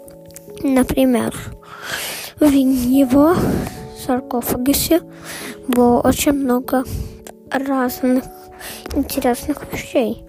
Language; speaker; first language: Russian; early bilingual, heritage; Russian